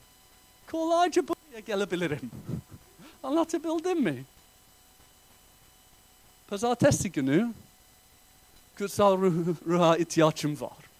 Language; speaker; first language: Turkish; non-native, fluent; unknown